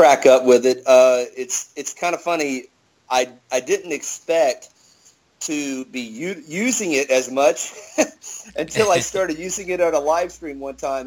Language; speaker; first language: English; native; English